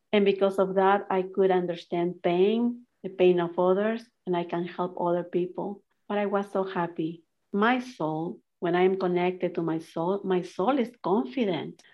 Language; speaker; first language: English; non-native, fluent; Spanish